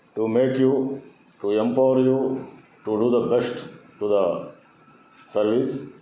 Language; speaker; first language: English; non-native, local second language; Telugu